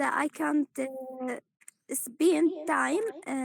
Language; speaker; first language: English; non-native, learner; Arabic